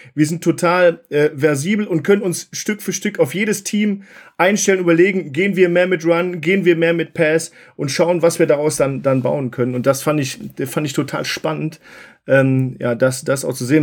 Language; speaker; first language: German; native; German